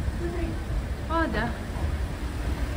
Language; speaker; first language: Russian; early bilingual, heritage; Russian